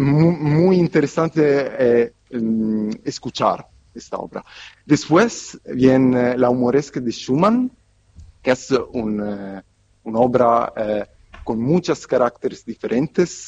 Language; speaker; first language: Spanish; non-native, fluent; Italian